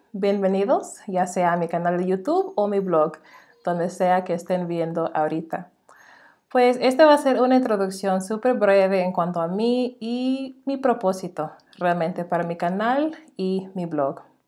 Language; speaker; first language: Spanish; non-native, fluent; English